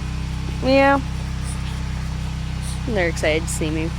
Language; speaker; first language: English; native; English